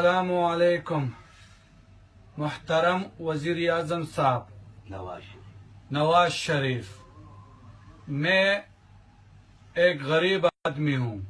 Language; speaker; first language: Hindi; non-native, local second language; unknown